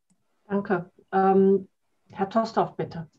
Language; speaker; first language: German; native; German